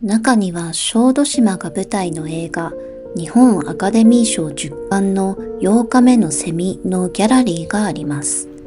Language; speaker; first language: Japanese; native; Japanese